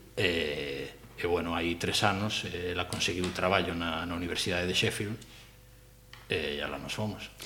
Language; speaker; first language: Galician; non-native, local second language; Spanish